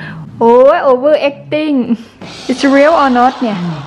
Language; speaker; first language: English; non-native, learner; Thai